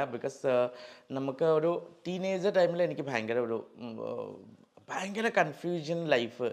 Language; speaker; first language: Malayalam; non-native, learner; Assamese